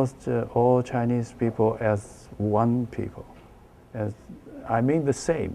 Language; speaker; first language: English; non-native, learner; Chinese